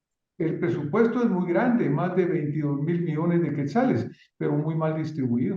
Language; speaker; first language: Spanish; native; Spanish